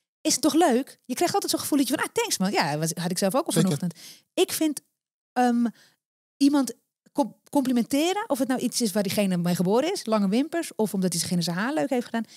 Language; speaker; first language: Dutch; native; Dutch